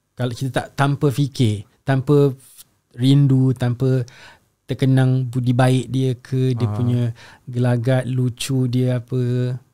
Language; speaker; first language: Malay; native; Malay